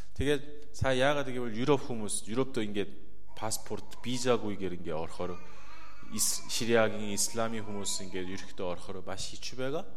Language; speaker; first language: Mongolian; non-native, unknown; Korean